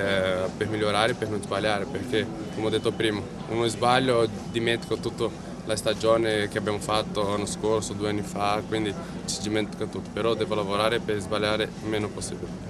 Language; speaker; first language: Italian; non-native, fluent; Portuguese